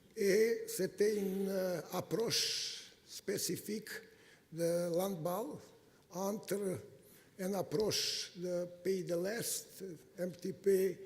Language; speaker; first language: French; non-native, fluent; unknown